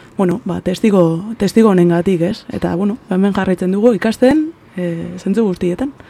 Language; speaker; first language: Basque; non-native, local second language; Spanish